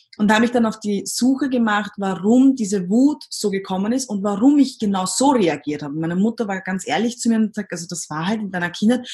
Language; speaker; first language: German; native; German